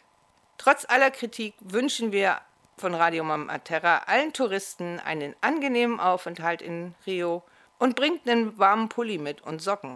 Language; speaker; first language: German; native; German